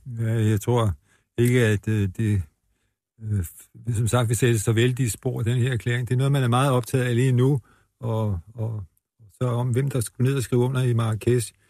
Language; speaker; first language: Danish; native; Danish